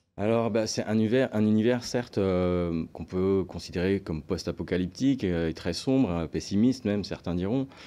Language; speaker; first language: French; native; French